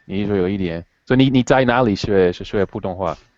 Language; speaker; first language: Chinese; non-native, fluent; English